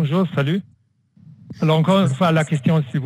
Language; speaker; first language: French; non-native, fluent; German